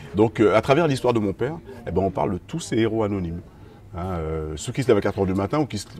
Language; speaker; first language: French; native; French